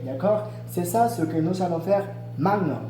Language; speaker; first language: French; non-native, learner; Spanish